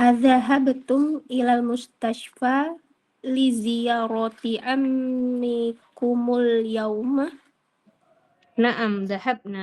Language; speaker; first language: Arabic; non-native, learner; Indonesian